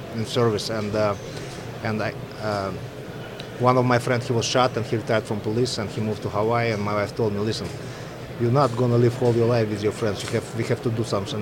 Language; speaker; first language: English; non-native, fluent; Russian